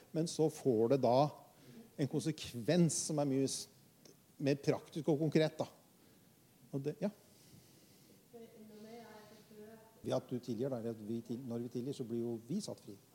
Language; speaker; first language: Norwegian; native; Norwegian